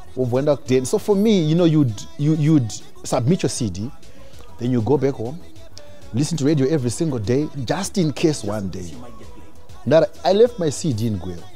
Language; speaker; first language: English; non-native, local second language; Shona